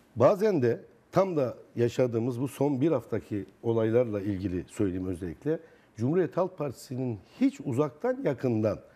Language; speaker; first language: Turkish; native; Turkish